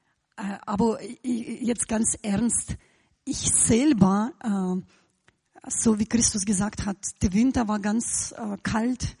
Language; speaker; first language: German; non-native, fluent; Russian